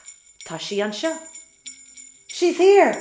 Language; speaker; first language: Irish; non-native, local second language; English